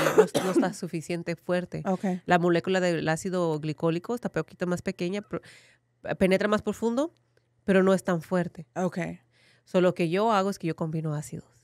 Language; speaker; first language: Spanish; early bilingual, heritage; Spanish